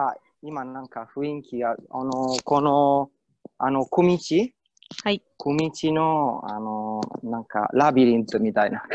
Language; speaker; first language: Japanese; non-native, fluent; Italian